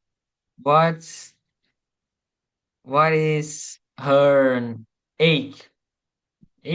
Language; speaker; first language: English; non-native, learner; Portuguese